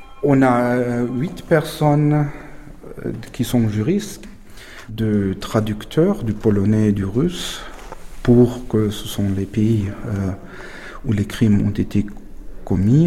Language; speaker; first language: French; non-native, fluent; German